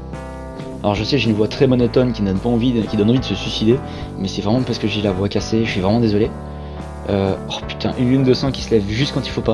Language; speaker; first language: French; native; French